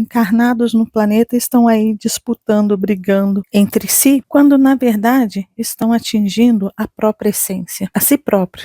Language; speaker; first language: Portuguese; native; Portuguese